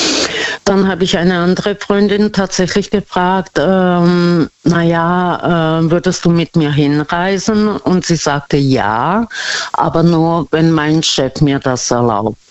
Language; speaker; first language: German; non-native, fluent; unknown